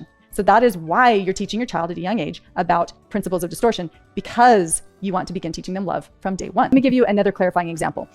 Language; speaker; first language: English; native; English